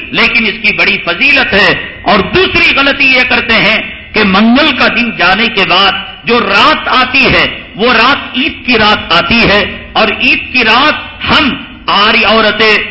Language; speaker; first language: Urdu; native; Urdu